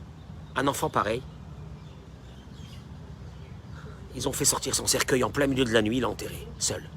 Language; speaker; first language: French; native; French